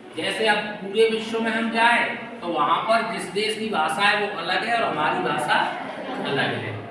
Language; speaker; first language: Hindi; native; Hindi